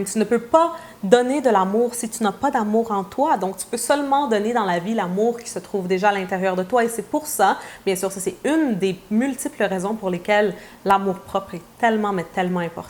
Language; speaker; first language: French; native; French